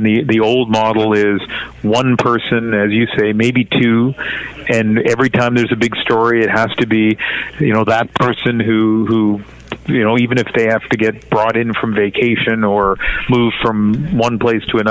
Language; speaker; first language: English; native; English